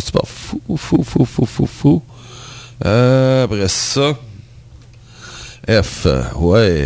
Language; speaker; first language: French; native; French